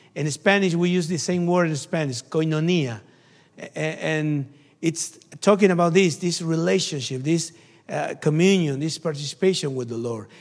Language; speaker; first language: English; non-native, learner; Spanish